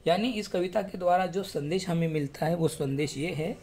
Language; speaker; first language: Hindi; non-native, local second language; Marathi